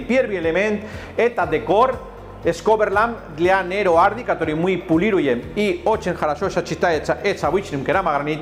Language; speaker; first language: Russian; non-native, learner; Spanish